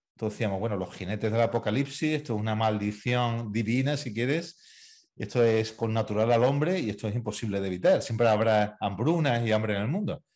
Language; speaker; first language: Spanish; native; Spanish